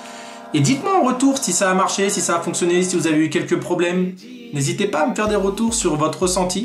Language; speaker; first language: French; native; French